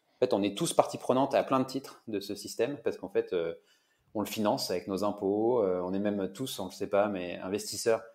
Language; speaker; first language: French; native; French